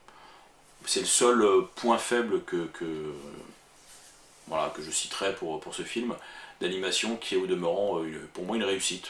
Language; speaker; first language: French; native; French